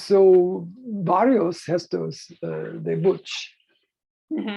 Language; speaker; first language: Spanish; non-native, learner; English